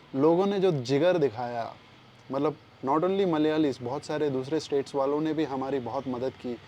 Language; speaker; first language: Hindi; non-native, local second language; Malayalam